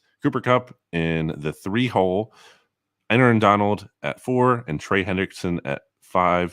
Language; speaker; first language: English; native; English